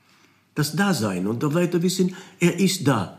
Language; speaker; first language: German; non-native, fluent; Hebrew